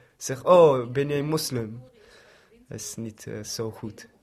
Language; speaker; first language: Dutch; non-native, learner; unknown